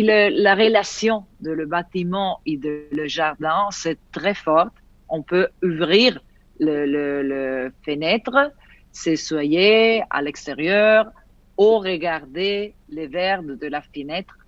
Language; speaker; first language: French; non-native, fluent; Italian